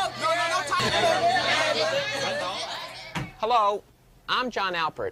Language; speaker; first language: English; native; English